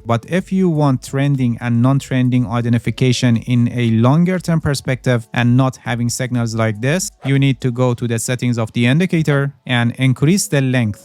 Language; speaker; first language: English; non-native, fluent; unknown